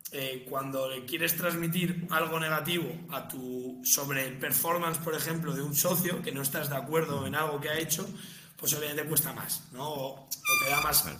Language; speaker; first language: Spanish; native; Spanish